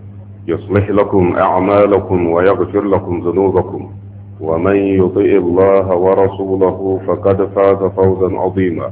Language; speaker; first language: Arabic; non-native, fluent; Hausa